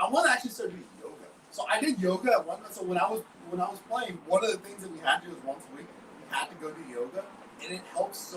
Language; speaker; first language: English; native; English